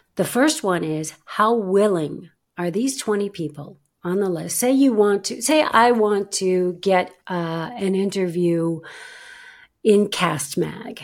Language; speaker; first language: English; native; English